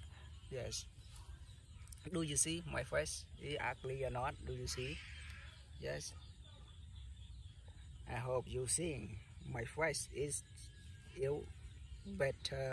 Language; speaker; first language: English; non-native, learner; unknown